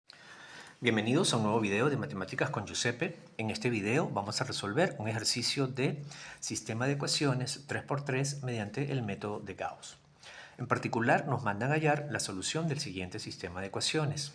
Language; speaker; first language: Spanish; native; Spanish